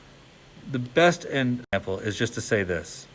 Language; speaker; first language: English; native; English